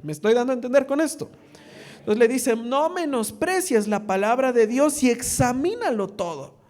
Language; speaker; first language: Spanish; native; Spanish